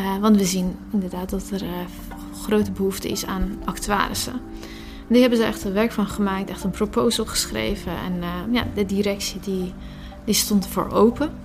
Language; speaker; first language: Dutch; early bilingual, other home language; Persian